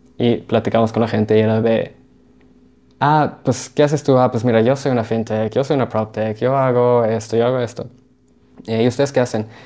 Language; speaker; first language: Spanish; early bilingual, heritage; Spanish